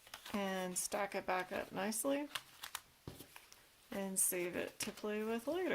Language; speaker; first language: English; native; English